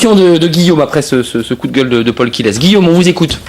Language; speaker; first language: French; native; French